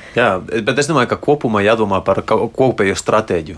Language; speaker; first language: Latvian; non-native, fluent; Spanish